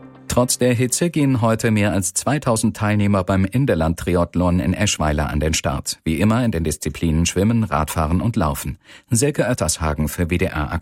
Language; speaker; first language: German; native; German